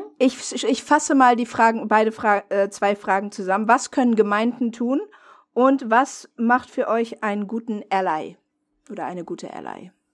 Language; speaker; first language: German; non-native, fluent; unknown